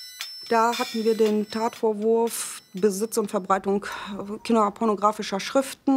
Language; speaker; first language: German; native; German